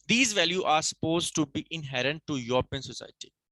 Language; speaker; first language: English; non-native, local second language; Urdu